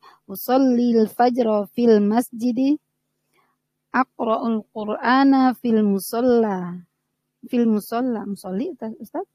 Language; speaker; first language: Arabic; non-native, learner; Indonesian